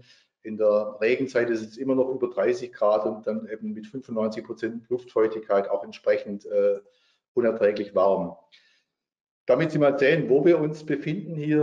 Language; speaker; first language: German; native; German